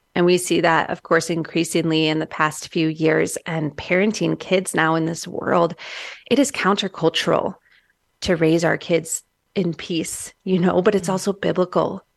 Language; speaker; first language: English; native; English